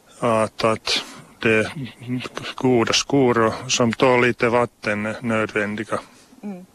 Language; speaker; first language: Swedish; non-native, local second language; Finnish